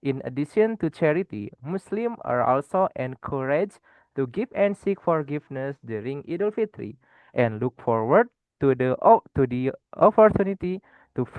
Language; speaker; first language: English; non-native, fluent; Indonesian